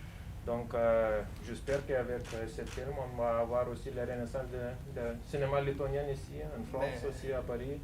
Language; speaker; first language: French; non-native, fluent; Lithuanian